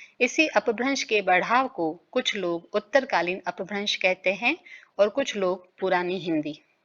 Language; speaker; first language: Hindi; native; Hindi